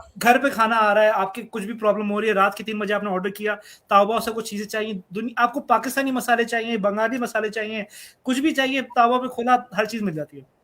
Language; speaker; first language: Urdu; native; Urdu